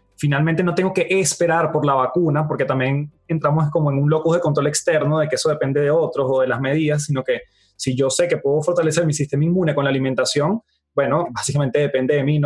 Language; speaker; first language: Spanish; native; Spanish